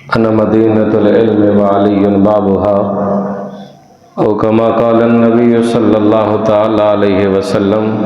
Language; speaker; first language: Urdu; non-native, local second language; Punjabi